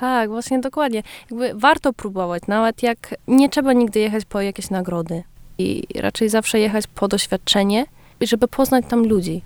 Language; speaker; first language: Polish; early bilingual, heritage; Polish